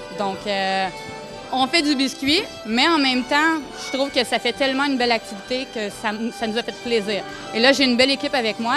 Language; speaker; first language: French; native; French